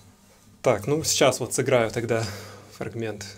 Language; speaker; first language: Russian; native; Russian